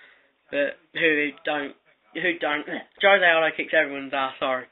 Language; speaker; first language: English; native; English